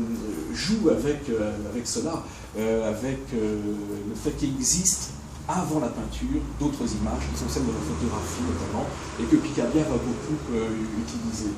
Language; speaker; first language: French; native; French